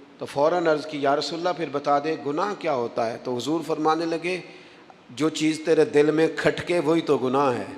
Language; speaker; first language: Urdu; non-native, local second language; Punjabi